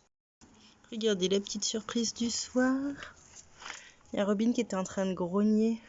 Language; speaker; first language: French; native; French